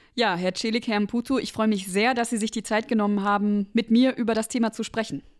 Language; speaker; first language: German; native; German